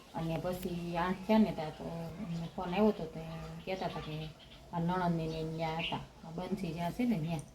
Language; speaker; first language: Gujarati; native; Gujarati